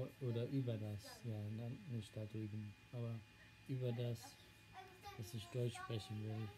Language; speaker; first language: German; non-native, learner; English